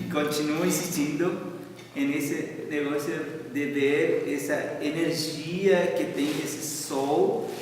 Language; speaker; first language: Portuguese; non-native, fluent; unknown